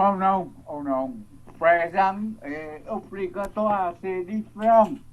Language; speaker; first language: French; non-native, learner; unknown